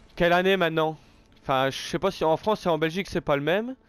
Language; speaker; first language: French; native; French